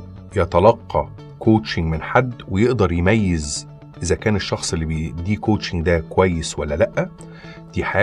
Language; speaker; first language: Arabic; native; Arabic